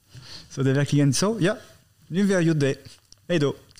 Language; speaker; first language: Swedish; non-native, fluent; French